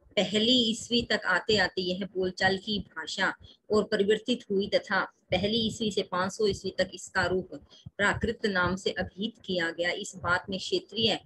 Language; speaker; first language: Hindi; native; Hindi